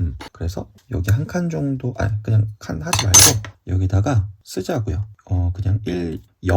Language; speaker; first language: Korean; native; Korean